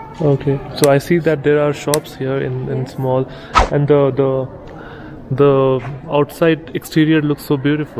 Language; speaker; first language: English; non-native, local second language; Hindi